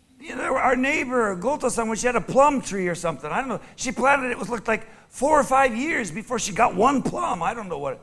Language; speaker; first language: English; native; English